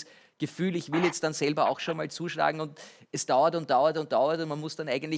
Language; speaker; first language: German; native; German